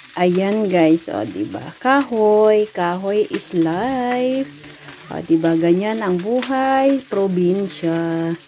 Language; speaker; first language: Filipino; non-native, local second language; Cebuano